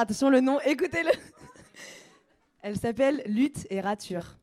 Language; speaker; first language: French; native; French